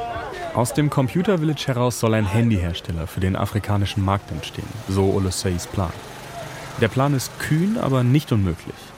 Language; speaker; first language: German; native; German